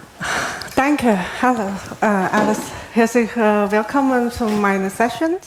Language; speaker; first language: German; non-native, learner; Chinese